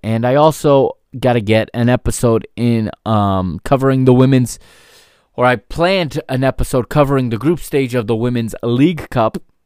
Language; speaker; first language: English; native; English